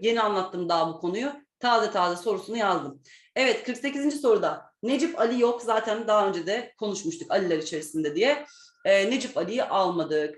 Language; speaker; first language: Turkish; native; Turkish